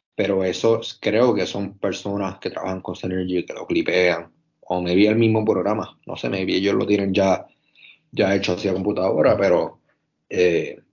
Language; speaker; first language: Spanish; native; Spanish